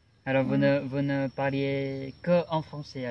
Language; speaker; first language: French; non-native, learner; Indonesian